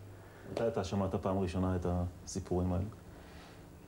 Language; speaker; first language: Hebrew; native; Hebrew